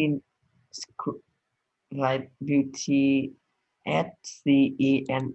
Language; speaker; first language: English; non-native, learner; Vietnamese